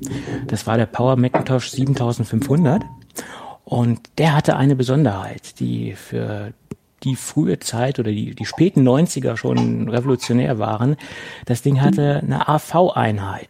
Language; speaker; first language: German; native; German